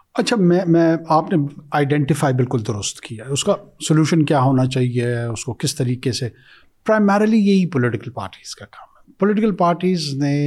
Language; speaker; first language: Urdu; non-native, local second language; Pashto